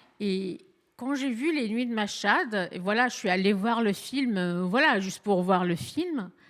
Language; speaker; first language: French; non-native, fluent; Arabic